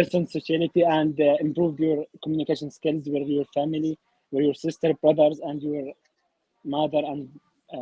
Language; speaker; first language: English; non-native, learner; Arabic